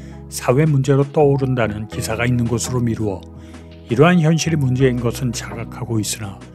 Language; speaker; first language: Korean; native; Korean